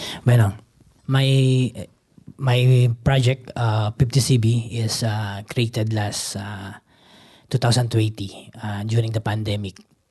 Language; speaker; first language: English; non-native, local second language; Filipino